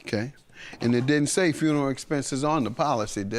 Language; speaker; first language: English; native; English